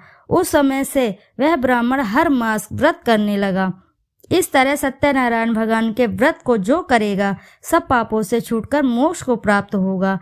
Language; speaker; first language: Hindi; native; Hindi